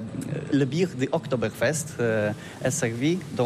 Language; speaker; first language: French; non-native, learner; Polish